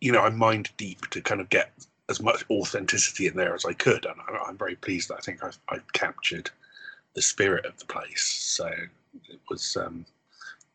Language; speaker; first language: English; native; English